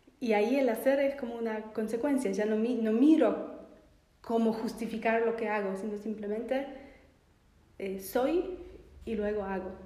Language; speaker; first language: Spanish; non-native, fluent; Polish